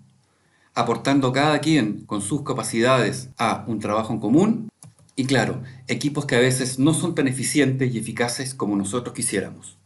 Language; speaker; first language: Spanish; native; Spanish